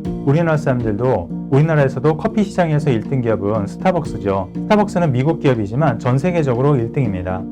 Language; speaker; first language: Korean; native; Korean